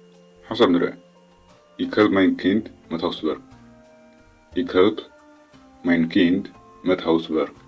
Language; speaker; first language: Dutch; non-native, learner; Tigrinya